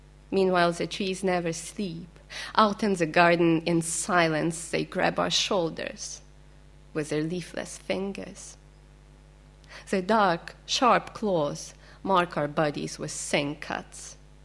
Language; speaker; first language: English; non-native, fluent; Ukrainian